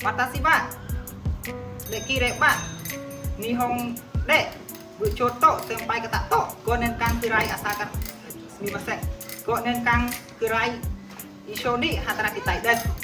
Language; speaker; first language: Japanese; non-native, learner; Khmer